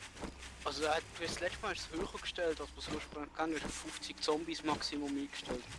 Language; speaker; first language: German; native; German